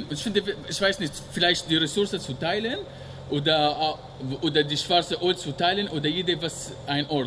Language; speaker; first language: German; non-native, learner; Arabic